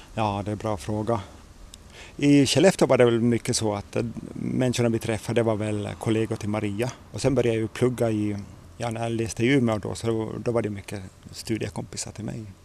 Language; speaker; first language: Swedish; native; Swedish